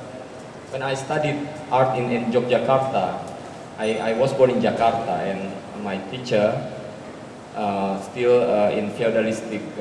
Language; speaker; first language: English; non-native, learner; Indonesian